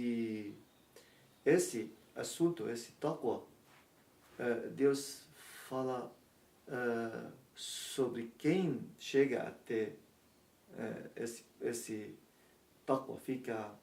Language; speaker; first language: Portuguese; non-native, learner; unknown